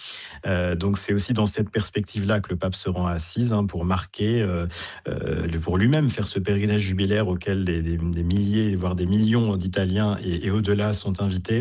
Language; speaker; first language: French; native; French